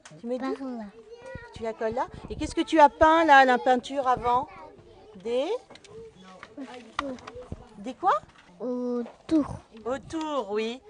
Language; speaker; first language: French; native; French